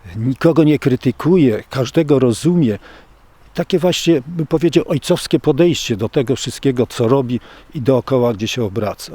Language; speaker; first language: Polish; native; Polish